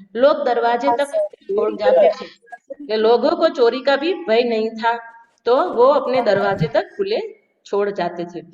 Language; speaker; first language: Hindi; non-native, local second language; Gujarati